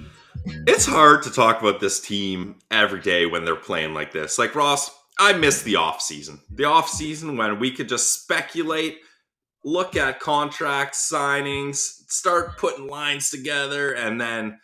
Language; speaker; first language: English; native; English